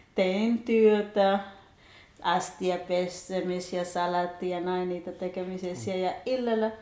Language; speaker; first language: Finnish; non-native, fluent; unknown